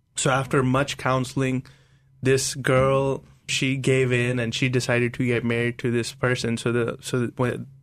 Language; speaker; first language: English; non-native, local second language; Hindi